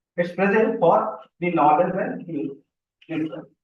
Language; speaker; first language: English; non-native, local second language; Hindi